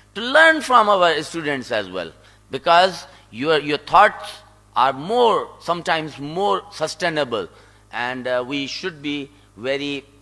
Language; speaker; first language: English; non-native, local second language; Sindhi